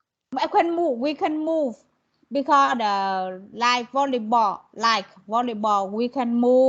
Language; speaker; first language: English; non-native, learner; Vietnamese